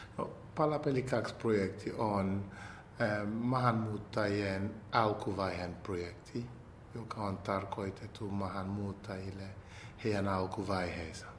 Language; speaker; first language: Finnish; non-native, fluent; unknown